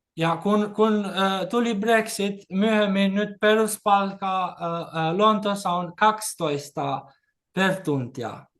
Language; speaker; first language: Finnish; non-native, learner; Albanian